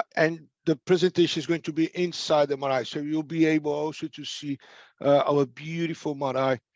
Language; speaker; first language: English; non-native, fluent; Portuguese